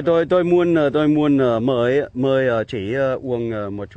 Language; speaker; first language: Vietnamese; non-native, learner; German